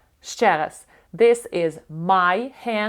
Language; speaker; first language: English; non-native, fluent; Ukrainian